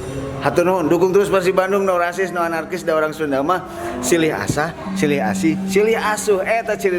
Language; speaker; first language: Indonesian; native; Indonesian